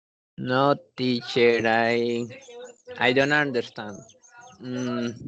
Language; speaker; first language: English; non-native, learner; Spanish